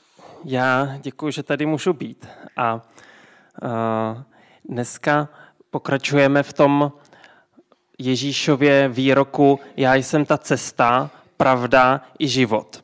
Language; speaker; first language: Czech; native; Czech